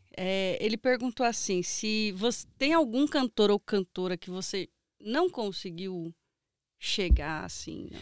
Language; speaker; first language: Portuguese; native; Portuguese